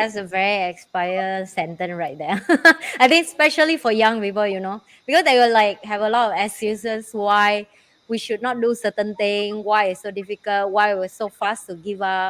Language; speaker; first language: English; non-native, fluent; Vietnamese